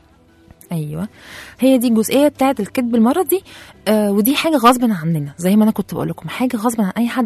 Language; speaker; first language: Arabic; native; Arabic